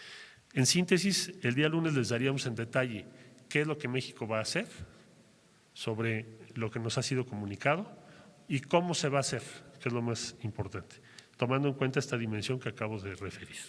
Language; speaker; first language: Spanish; native; Spanish